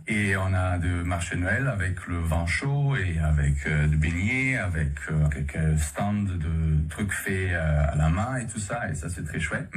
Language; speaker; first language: French; non-native, learner; German